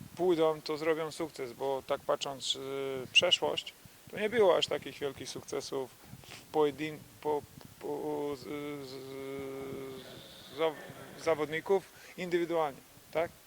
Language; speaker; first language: Polish; non-native, fluent; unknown